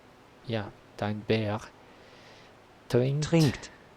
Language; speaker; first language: German; non-native, learner; Spanish